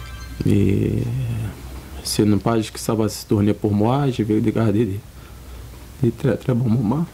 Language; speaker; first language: French; non-native, fluent; Portuguese